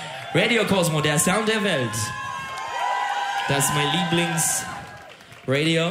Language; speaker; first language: German; non-native, learner; Turkish